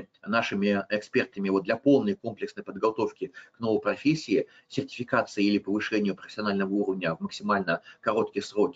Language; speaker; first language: Russian; native; Russian